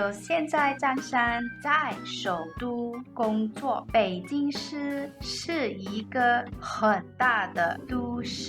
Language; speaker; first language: Chinese; non-native, learner; English